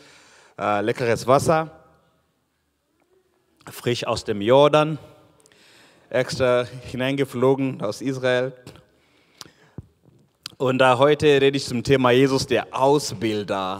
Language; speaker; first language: German; non-native, fluent; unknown